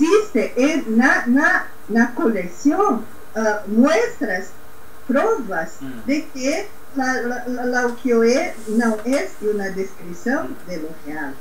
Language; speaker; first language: Spanish; non-native, learner; Portuguese